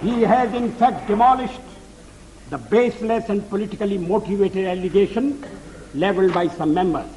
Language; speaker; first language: English; non-native, local second language; Hindi